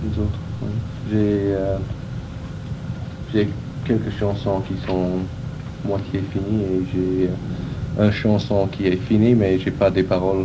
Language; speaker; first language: French; non-native, fluent; English